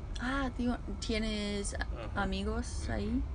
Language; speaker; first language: Spanish; non-native, fluent; English